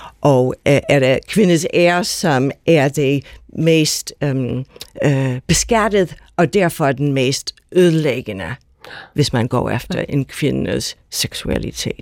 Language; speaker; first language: Danish; non-native, fluent; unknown